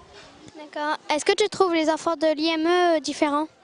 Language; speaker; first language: French; native; French